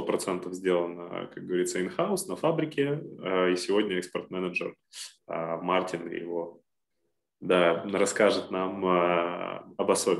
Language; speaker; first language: Russian; native; Russian